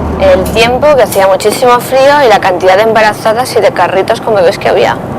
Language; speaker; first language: Spanish; native; Spanish